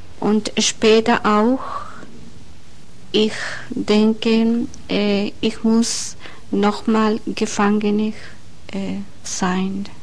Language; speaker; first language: German; non-native, learner; Spanish